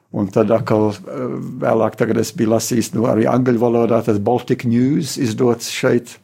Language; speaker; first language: Latvian; early bilingual, heritage; Latvian